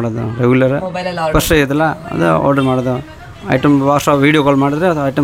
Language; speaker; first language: Kannada; non-native, local second language; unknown